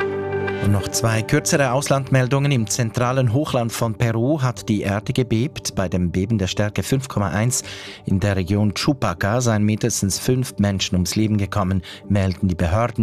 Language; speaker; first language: German; native; German